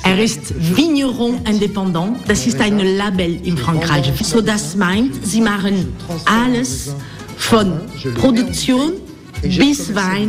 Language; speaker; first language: German; non-native, fluent; French